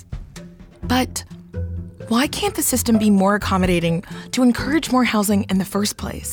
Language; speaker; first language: English; native; English